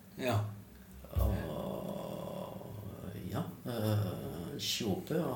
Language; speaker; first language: Norwegian; non-native, fluent; French